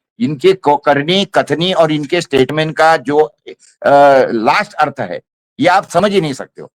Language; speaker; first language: Hindi; non-native, local second language; Marathi